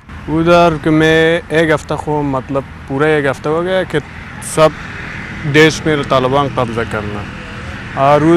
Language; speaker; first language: Hindi; non-native, learner; Persian